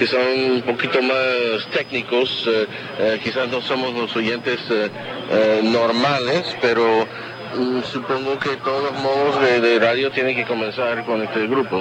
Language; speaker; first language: Spanish; non-native, fluent; English